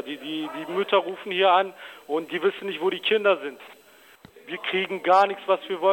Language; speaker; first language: German; early bilingual, other home language; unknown